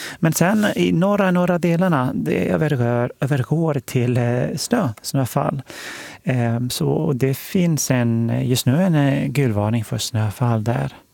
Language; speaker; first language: Swedish; non-native, fluent; Spanish